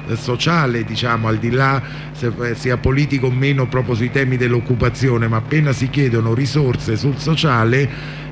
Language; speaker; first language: Italian; native; Italian